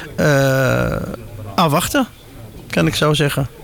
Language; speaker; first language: Dutch; non-native, learner; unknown